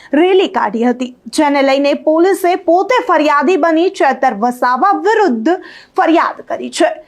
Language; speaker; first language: Gujarati; native; Gujarati